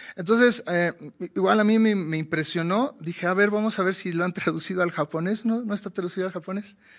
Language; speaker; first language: Spanish; native; Spanish